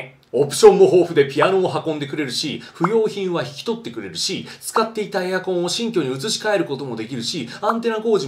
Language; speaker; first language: Japanese; native; Japanese